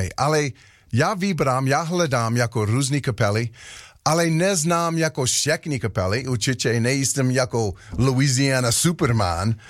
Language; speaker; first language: Czech; non-native, learner; English